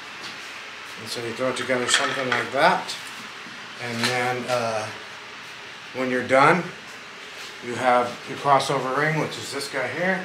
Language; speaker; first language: English; native; English